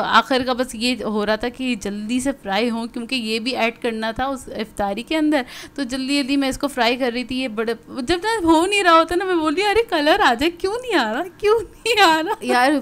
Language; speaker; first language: Hindi; native; Hindi